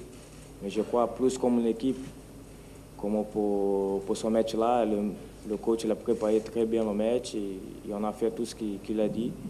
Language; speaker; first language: French; non-native, fluent; Portuguese